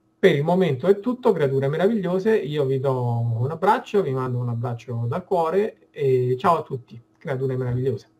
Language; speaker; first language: Italian; native; Italian